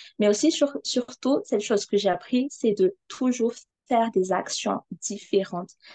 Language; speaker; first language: French; non-native, local second language; Malagasy